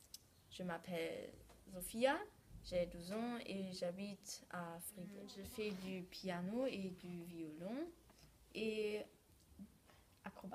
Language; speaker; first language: French; non-native, learner; German